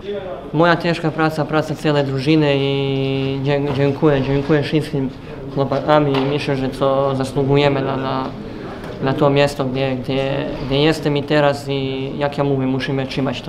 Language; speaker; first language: Polish; non-native, learner; Serbian